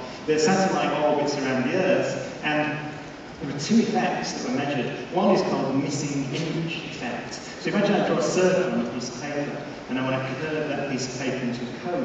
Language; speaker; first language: English; native; English